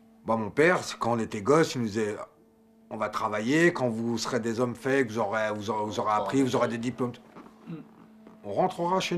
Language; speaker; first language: French; early bilingual, other home language; Arabic